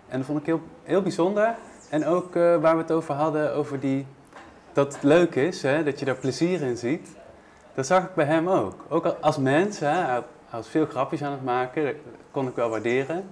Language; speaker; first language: Dutch; native; Dutch